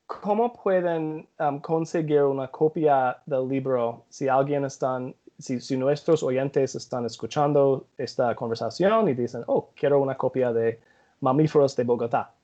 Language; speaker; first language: Spanish; non-native, learner; English